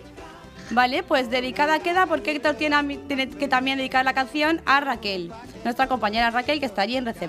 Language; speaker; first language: Spanish; native; Spanish